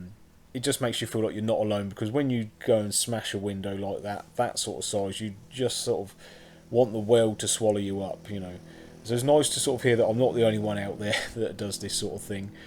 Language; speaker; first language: English; native; English